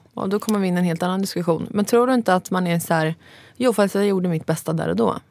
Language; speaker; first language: Swedish; early bilingual, other home language; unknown